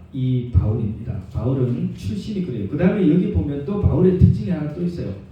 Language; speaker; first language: Korean; native; Korean